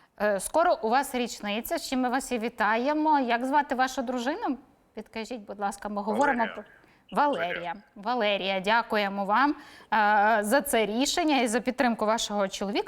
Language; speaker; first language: Ukrainian; native; Ukrainian